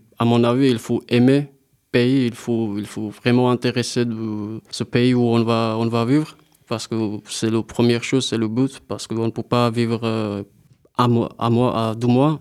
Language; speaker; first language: French; non-native, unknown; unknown